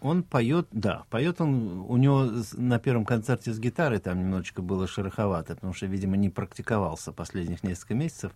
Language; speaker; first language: Russian; native; Russian